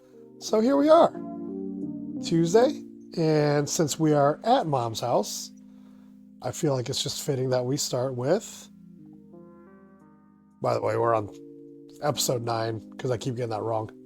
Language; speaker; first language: English; native; English